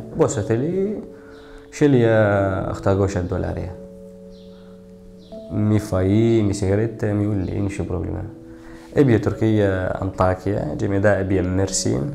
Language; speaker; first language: Greek; non-native, learner; Arabic